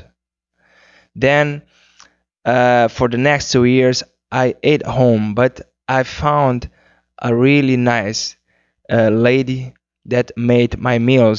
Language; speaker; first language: English; non-native, fluent; Kabuverdianu